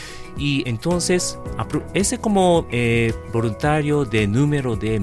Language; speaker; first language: Spanish; non-native, learner; Japanese